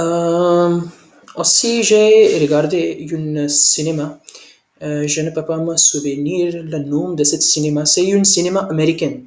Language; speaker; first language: French; non-native, learner; Hindi